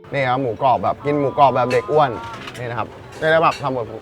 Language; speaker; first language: Thai; native; Thai